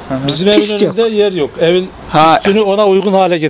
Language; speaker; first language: Turkish; native; Turkish